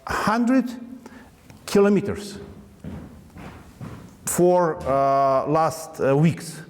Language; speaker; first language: English; non-native, learner; Ukrainian